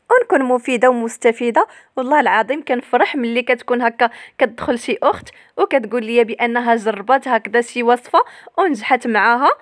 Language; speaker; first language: Arabic; native; Arabic